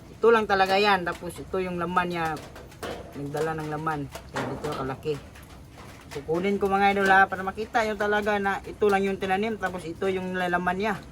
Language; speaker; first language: Filipino; non-native, local second language; Cebuano